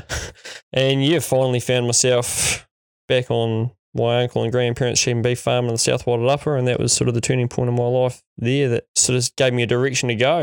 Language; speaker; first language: English; native; English